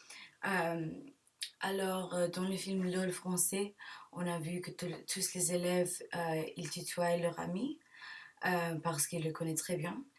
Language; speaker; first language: French; non-native, learner; English